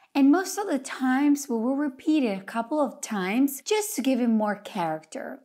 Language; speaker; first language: English; non-native, fluent; Italian